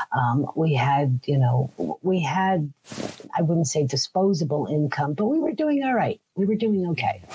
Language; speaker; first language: English; native; English